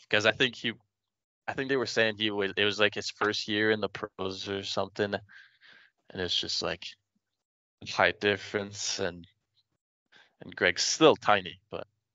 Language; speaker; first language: English; non-native, fluent; French